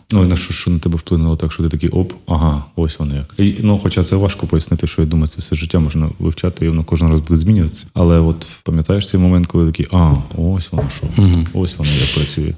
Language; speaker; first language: Ukrainian; non-native, local second language; Russian